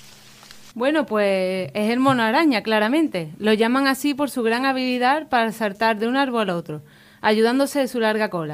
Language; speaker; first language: Spanish; native; Spanish